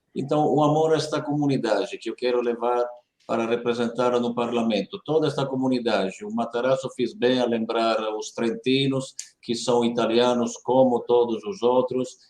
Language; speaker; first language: Portuguese; non-native, fluent; Italian